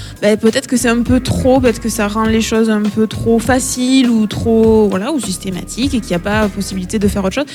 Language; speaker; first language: French; native; French